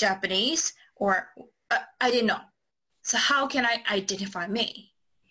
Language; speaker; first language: English; non-native, fluent; Japanese